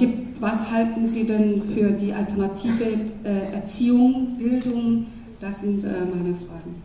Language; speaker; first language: German; non-native, fluent; Korean